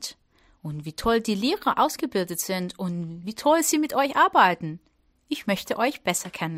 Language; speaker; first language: German; non-native, fluent; Portuguese